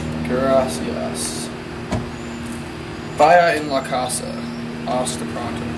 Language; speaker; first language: Spanish; non-native, learner; English